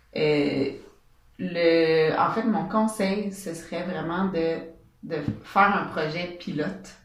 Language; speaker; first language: French; native; French